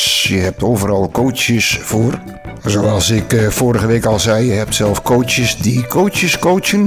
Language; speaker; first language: Dutch; native; Dutch